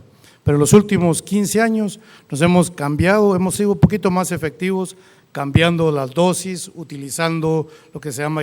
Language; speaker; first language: Spanish; native; Spanish